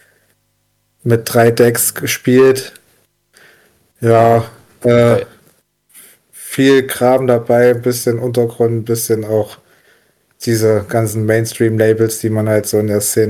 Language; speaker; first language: German; native; German